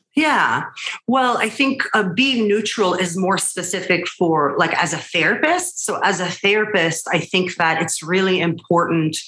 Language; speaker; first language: English; early bilingual, other home language; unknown